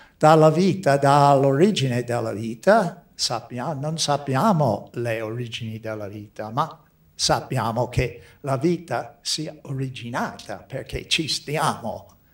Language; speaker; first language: Italian; non-native, fluent; English